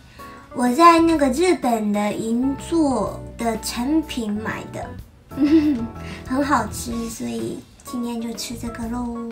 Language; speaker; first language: Chinese; early bilingual, heritage; Japanese